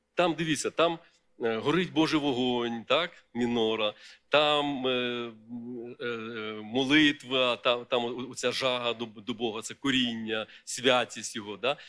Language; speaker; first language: Ukrainian; non-native, local second language; Russian